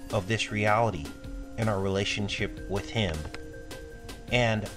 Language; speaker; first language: English; native; English